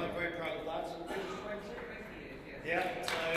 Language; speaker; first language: English; native; English